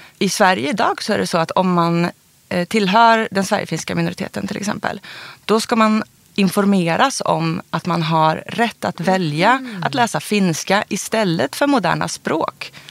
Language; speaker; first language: Swedish; native; Swedish